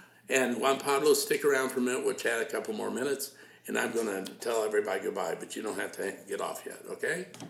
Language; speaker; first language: English; native; English